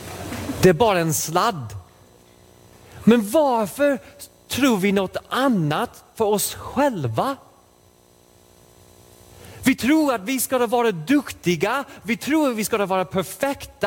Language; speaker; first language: Swedish; non-native, fluent; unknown